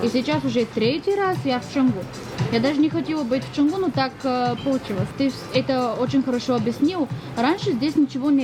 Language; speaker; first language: Russian; non-native, learner; Bulgarian